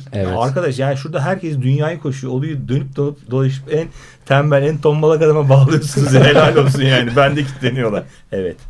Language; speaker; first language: Turkish; native; Turkish